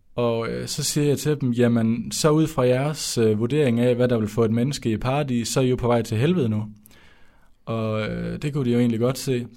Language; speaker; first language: Danish; native; Danish